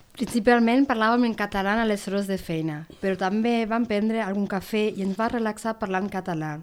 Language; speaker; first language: Catalan; non-native, learner; Spanish